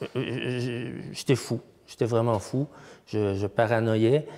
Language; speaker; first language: French; native; French